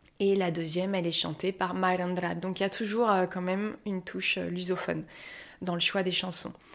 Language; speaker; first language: French; native; French